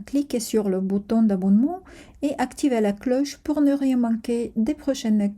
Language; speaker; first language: French; non-native, fluent; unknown